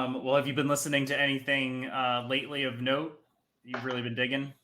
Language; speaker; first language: English; native; English